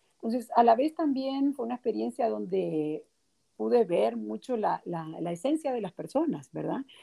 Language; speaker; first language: Spanish; native; Spanish